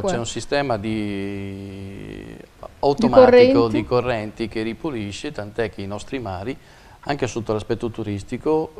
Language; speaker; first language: Italian; native; Italian